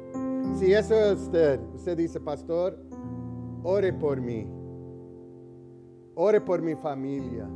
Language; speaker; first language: Spanish; early bilingual, heritage; English